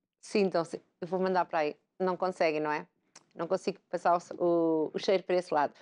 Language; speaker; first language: Portuguese; native; Portuguese